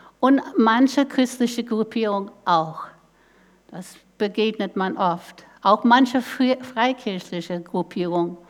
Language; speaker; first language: German; non-native, fluent; English